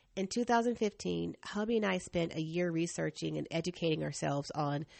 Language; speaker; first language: English; native; English